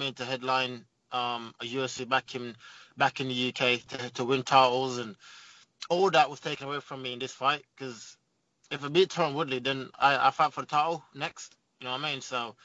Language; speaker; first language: English; native; English